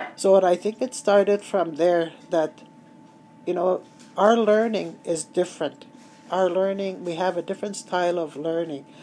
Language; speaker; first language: English; native; English